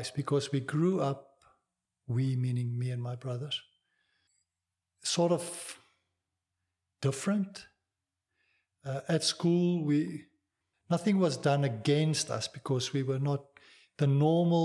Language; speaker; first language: English; non-native, local second language; Afrikaans